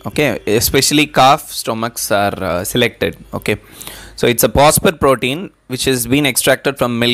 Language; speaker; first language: English; non-native, local second language; Tamil